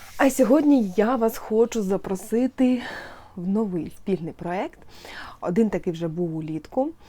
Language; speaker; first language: Ukrainian; non-native, local second language; Russian